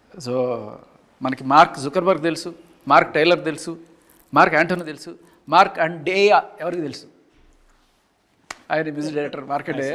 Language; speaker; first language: Telugu; native; Telugu